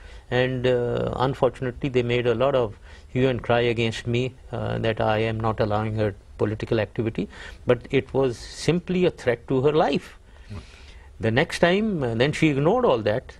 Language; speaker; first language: English; non-native, local second language; Urdu